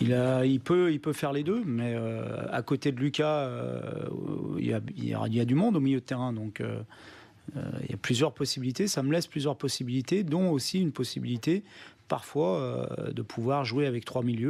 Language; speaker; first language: French; native; French